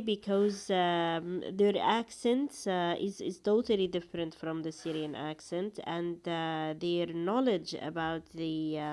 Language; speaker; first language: English; non-native, fluent; Arabic